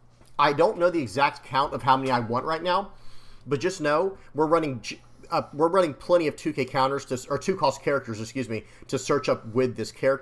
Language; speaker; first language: English; native; English